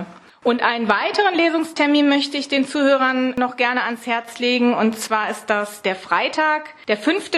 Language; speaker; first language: German; native; German